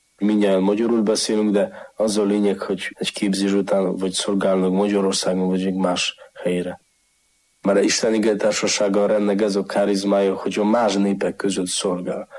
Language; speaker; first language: Hungarian; non-native, fluent; Polish